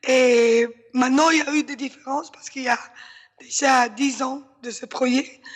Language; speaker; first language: French; non-native, fluent; Spanish